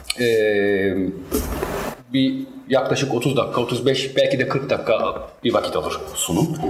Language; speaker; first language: Turkish; early bilingual, heritage; Turkish